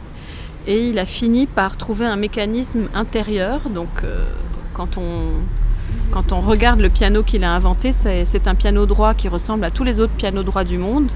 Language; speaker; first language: French; non-native, local second language; Arabic